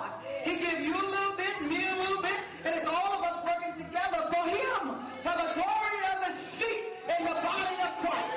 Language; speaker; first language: English; native; English